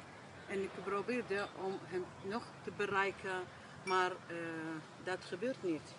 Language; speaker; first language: Dutch; non-native, learner; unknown